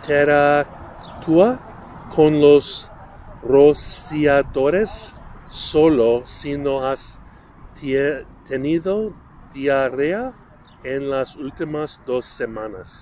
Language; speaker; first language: Spanish; non-native, learner; English